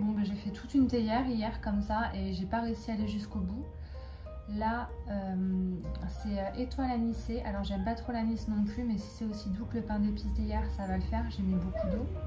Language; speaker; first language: French; native; French